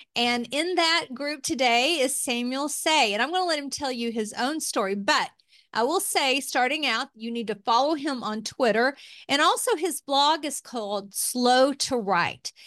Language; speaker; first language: English; native; English